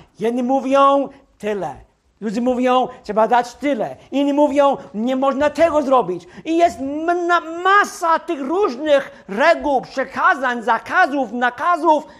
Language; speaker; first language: Polish; non-native, fluent; English